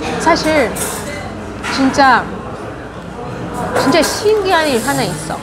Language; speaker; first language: Korean; non-native, fluent; Russian